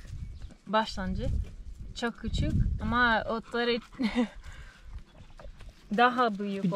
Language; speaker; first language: Turkish; non-native, learner; English